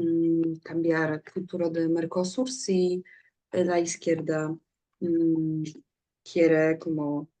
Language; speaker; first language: Spanish; non-native, learner; Polish